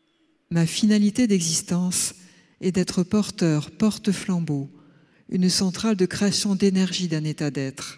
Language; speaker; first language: French; native; French